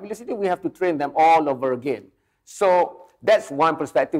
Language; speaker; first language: English; non-native, local second language; Malay